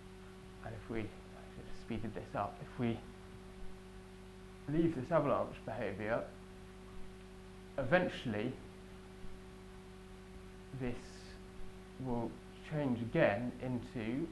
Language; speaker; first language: English; native; English